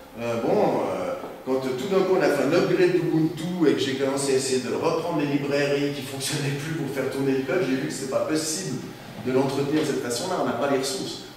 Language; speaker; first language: French; native; French